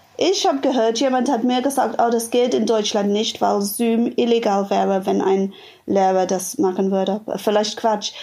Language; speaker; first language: German; non-native, fluent; English